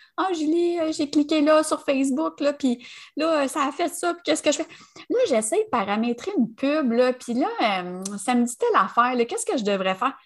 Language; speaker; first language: French; native; French